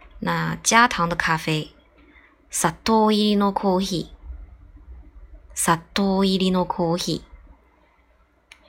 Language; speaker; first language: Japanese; non-native, fluent; Chinese